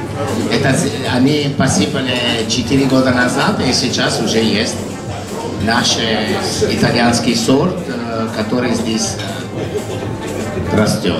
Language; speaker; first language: Russian; non-native, learner; Italian